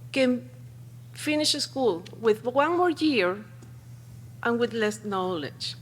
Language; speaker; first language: English; non-native, fluent; Spanish